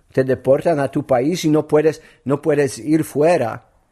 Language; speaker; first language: Spanish; non-native, learner; Polish